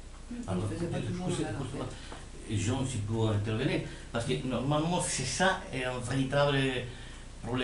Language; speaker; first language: French; non-native, fluent; Spanish